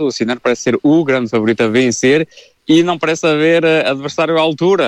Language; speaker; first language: Portuguese; native; Portuguese